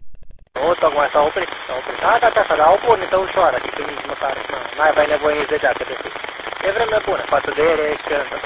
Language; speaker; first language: Romanian; native; Romanian